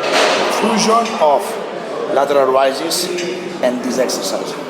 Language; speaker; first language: English; non-native, learner; Italian